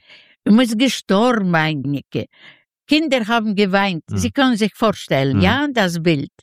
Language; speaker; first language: German; non-native, learner; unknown